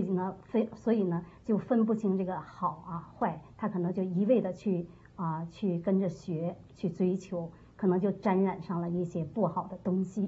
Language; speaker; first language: Chinese; native; Chinese